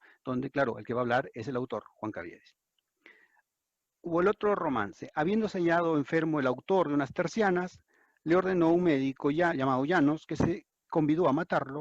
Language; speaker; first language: Spanish; native; Spanish